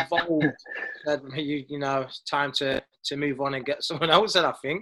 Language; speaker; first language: English; native; English